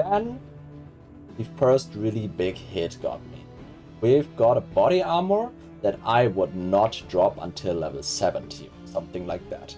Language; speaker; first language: English; non-native, fluent; German